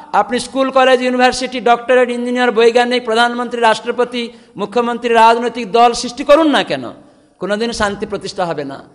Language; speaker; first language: Bangla; non-native, fluent; Odia